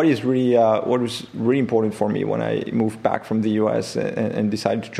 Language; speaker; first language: English; non-native, fluent; French